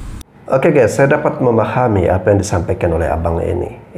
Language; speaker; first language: Indonesian; native; Indonesian